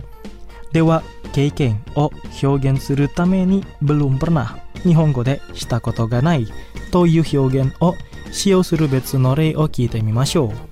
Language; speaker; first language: Japanese; non-native, fluent; Indonesian